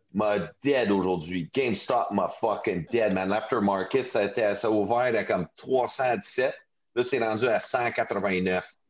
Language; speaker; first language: French; non-native, local second language; English